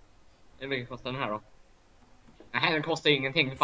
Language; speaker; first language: Swedish; native; Swedish